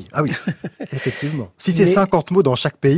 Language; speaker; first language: French; native; French